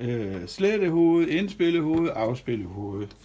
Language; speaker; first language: Danish; native; Danish